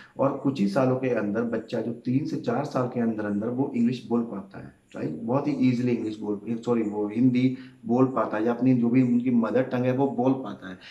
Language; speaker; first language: Hindi; native; Hindi